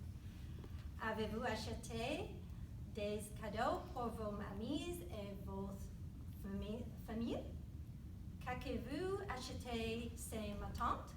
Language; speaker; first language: French; non-native, learner; English